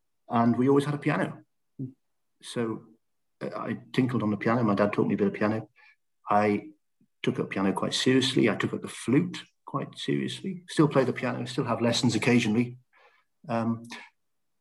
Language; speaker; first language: English; native; English